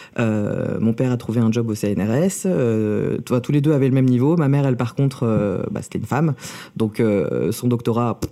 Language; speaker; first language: French; early bilingual, other home language; Russian